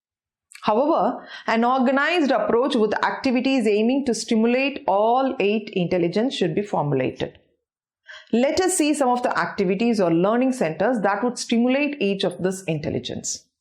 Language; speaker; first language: English; non-native, local second language; Tamil